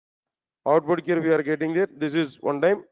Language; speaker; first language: English; non-native, local second language; Telugu